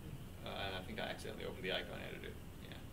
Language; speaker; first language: English; native; English